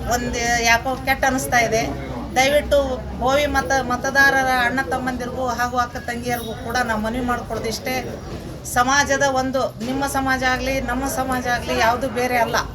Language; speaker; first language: Kannada; non-native, local second language; Lambadi